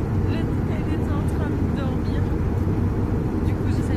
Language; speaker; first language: French; native; French